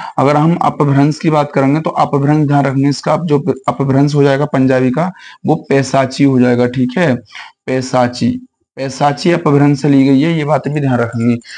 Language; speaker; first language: Hindi; native; Hindi